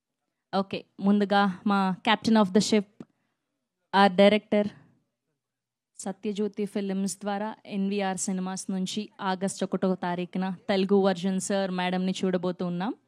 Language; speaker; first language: Telugu; native; Telugu